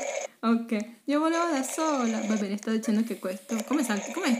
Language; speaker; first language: Italian; non-native, fluent; Spanish